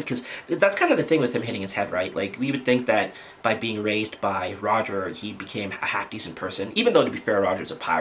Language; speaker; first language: English; native; English